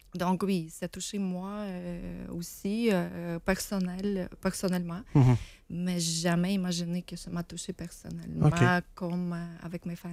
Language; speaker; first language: French; non-native, learner; Ukrainian